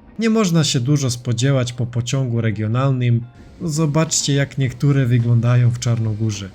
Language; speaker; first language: Polish; non-native, fluent; Serbian